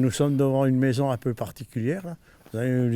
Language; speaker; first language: French; native; French